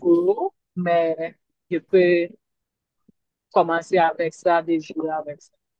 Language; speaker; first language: French; non-native, learner; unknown